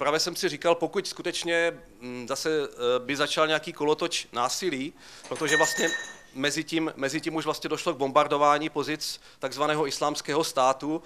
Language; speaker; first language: Czech; native; Czech